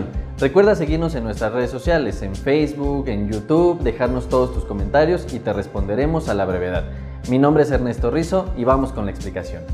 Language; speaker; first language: Spanish; native; Spanish